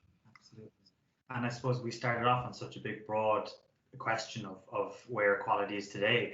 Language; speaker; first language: English; native; English